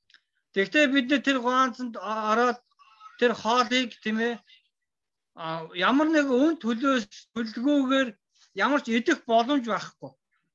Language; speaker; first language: Mongolian; non-native, fluent; Korean